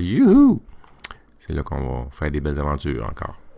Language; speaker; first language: French; native; French